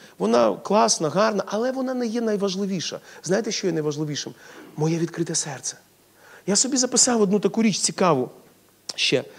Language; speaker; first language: Ukrainian; non-native, local second language; Russian